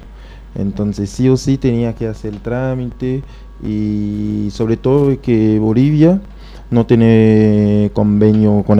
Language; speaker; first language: Spanish; non-native, fluent; Haitian Creole